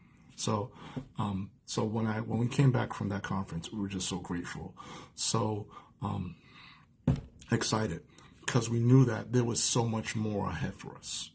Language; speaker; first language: English; native; English